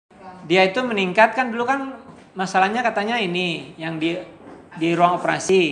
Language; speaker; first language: Indonesian; native; Indonesian